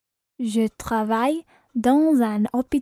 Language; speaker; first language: French; non-native, learner; English